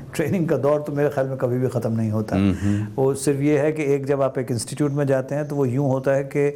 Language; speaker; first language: Hindi; native; Hindi